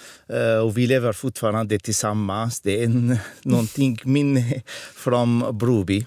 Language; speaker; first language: Swedish; non-native, fluent; Arabic